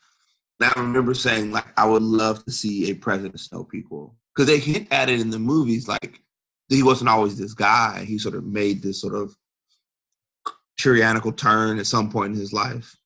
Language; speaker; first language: English; native; English